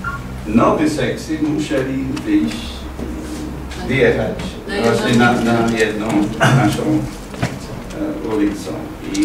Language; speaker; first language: Polish; non-native, fluent; English